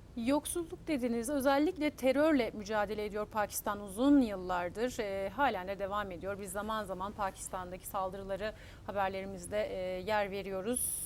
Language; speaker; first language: Turkish; native; Turkish